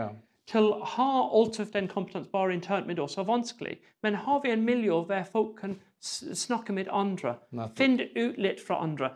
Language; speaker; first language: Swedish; non-native, fluent; English